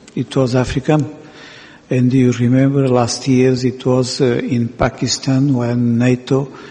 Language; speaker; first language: English; non-native, fluent; Portuguese